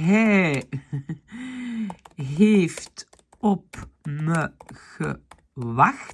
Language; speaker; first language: Dutch; non-native, fluent; French